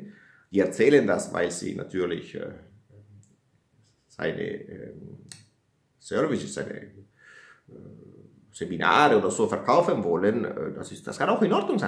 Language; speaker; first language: German; non-native, fluent; Italian